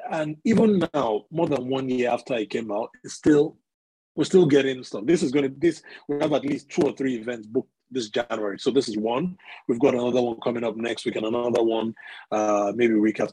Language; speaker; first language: English; non-native, local second language; Yoruba